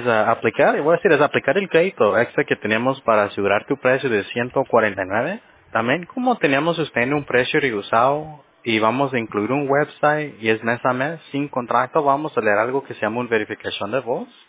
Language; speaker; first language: Spanish; early bilingual, heritage; Spanish